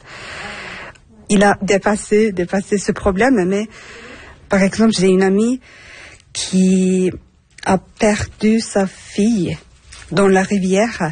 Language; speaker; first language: French; non-native, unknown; Turkish